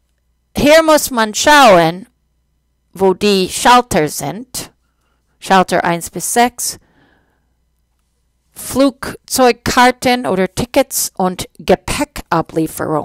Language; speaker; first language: German; non-native, fluent; English